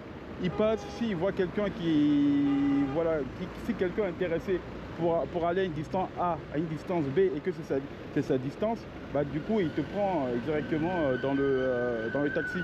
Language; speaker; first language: French; native; French